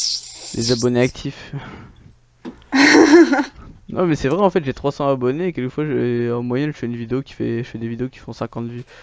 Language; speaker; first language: French; native; French